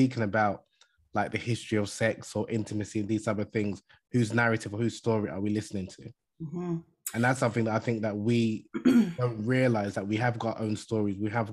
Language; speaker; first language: English; native; English